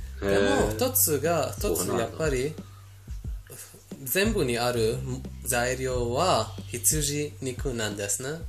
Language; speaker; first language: Japanese; non-native, fluent; Persian